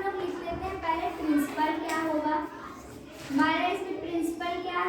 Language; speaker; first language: Hindi; native; Hindi